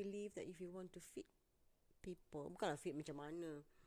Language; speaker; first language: English; non-native, local second language; Malay